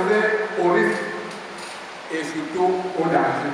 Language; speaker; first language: French; non-native, local second language; Basaa